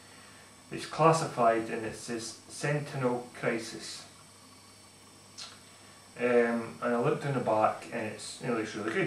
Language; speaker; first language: English; native; English